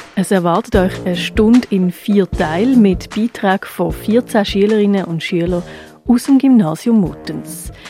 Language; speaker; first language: German; native; German